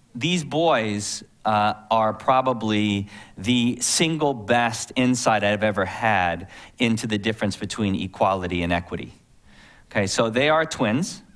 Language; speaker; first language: English; native; English